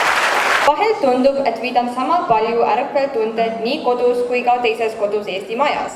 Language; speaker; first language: Estonian; early bilingual, heritage; Estonian